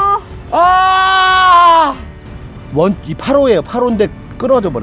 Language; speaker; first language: Korean; native; Korean